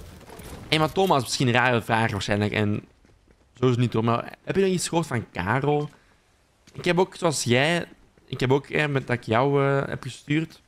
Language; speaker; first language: Dutch; native; Dutch